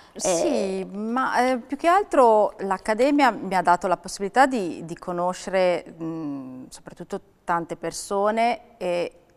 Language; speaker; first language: Italian; native; Italian